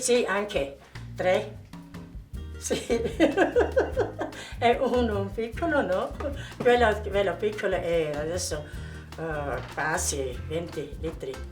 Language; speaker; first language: Italian; non-native, local second language; German